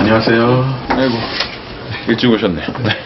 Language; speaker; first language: Korean; non-native, learner; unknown